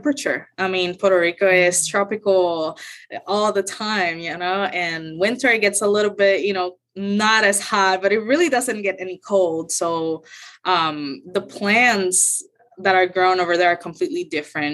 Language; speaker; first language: English; non-native, fluent; Spanish